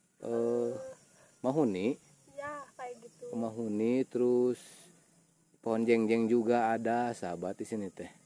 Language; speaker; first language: Indonesian; non-native, local second language; Sundanese